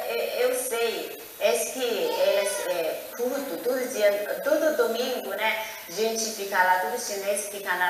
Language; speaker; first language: Portuguese; non-native, learner; Chinese